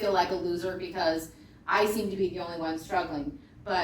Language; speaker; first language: English; native; English